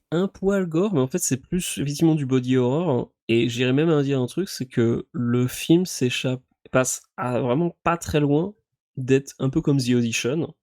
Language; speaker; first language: French; native; French